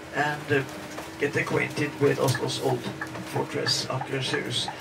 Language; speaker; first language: English; non-native, fluent; Norwegian